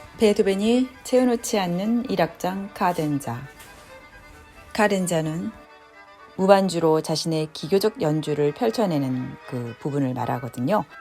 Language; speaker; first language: Korean; native; Korean